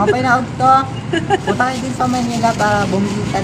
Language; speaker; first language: Filipino; non-native, local second language; Waray